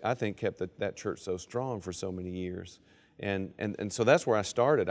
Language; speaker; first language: English; native; English